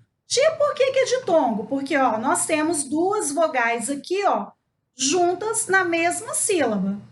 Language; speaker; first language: Portuguese; native; Portuguese